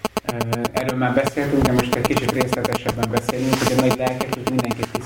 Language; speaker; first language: Hungarian; native; Hungarian